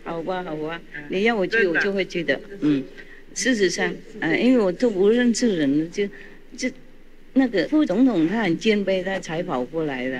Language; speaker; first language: Chinese; non-native, fluent; Vietnamese